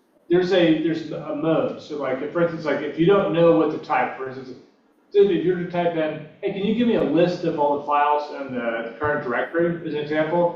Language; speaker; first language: English; native; English